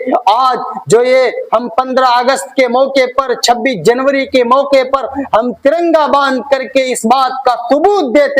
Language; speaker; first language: Urdu; native; Urdu